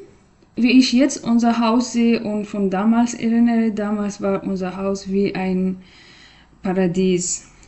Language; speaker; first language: German; non-native, learner; Persian